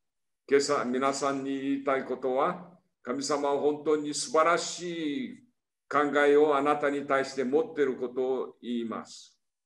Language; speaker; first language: Japanese; early bilingual, heritage; Portuguese